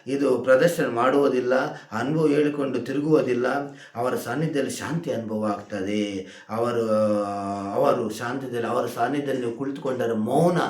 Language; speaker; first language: Kannada; non-native, local second language; Hindi